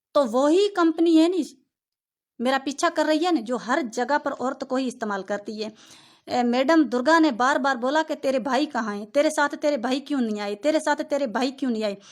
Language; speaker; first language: Urdu; non-native, local second language; Sindhi